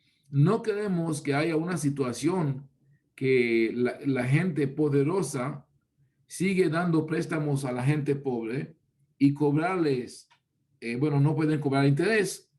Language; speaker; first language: Spanish; non-native, fluent; Hebrew